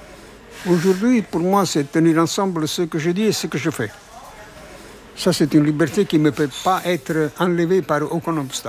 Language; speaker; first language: French; non-native, fluent; Italian